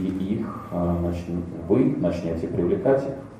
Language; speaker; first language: Russian; native; Russian